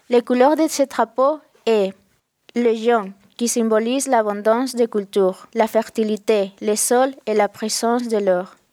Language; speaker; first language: French; non-native, fluent; Spanish